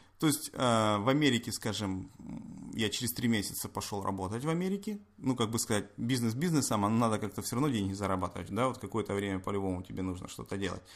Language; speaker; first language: Russian; native; Russian